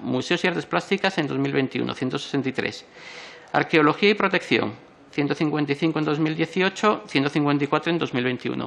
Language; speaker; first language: Spanish; native; Spanish